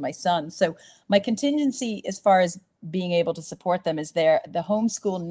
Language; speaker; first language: English; native; English